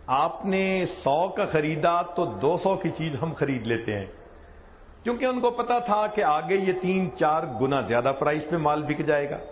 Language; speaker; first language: Urdu; non-native, local second language; Punjabi